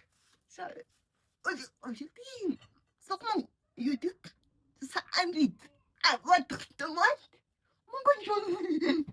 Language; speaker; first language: French; non-native, learner; Mongolian